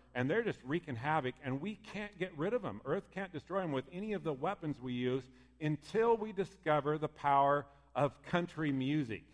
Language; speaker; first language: English; native; English